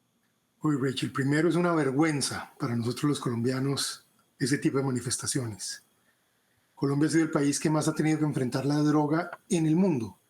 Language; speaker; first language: Spanish; native; Spanish